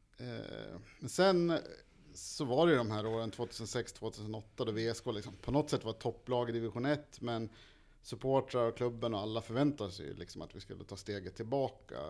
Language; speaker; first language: Swedish; native; Swedish